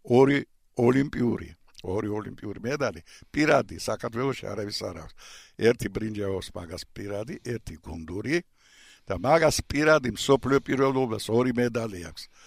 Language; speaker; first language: Georgian; non-native, local second language; Russian